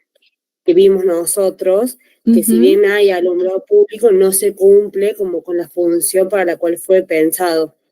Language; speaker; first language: Spanish; native; Spanish